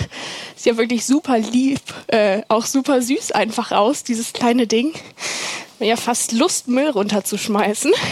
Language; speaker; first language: German; native; German